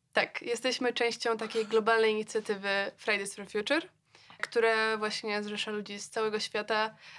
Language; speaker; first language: Polish; native; Polish